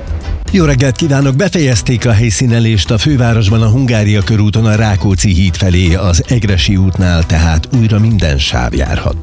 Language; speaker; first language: Hungarian; native; Hungarian